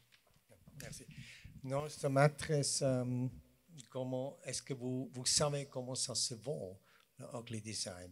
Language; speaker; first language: French; non-native, fluent; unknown